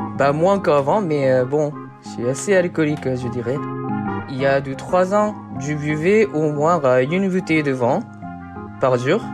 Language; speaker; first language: French; non-native, fluent; Japanese